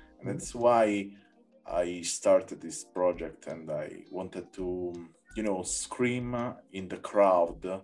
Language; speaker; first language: English; non-native, learner; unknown